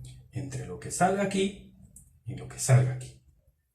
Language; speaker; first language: Spanish; native; Spanish